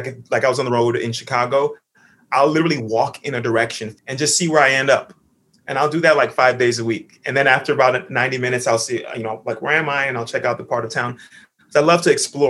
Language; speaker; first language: English; native; English